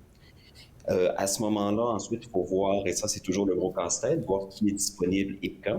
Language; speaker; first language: French; native; French